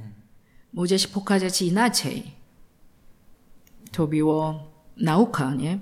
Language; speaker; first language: Polish; non-native, learner; Korean